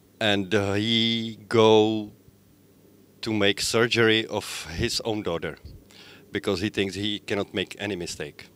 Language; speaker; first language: English; non-native, fluent; Czech